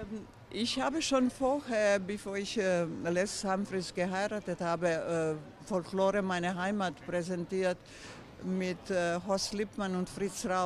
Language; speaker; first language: German; non-native, fluent; Croatian